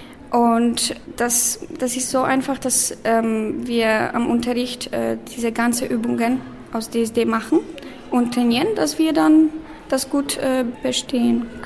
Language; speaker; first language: German; non-native, learner; Polish